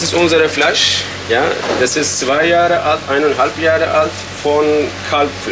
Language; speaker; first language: German; non-native, learner; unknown